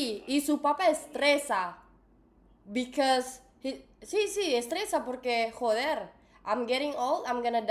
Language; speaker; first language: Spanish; non-native, learner; English